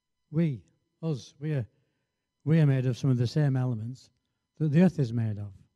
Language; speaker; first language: English; native; English